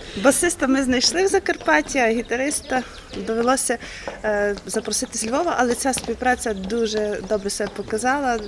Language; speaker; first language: Ukrainian; native; Ukrainian